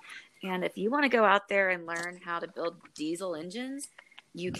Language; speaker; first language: English; native; English